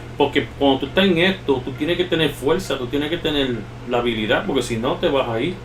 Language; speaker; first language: Spanish; early bilingual, heritage; Spanish